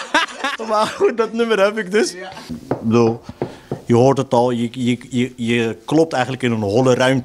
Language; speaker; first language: Dutch; native; Dutch